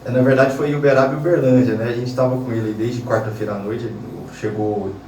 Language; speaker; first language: Portuguese; native; Portuguese